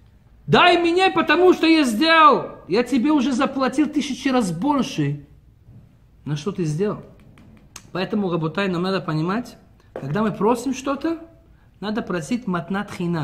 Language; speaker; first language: Russian; early bilingual, heritage; Russian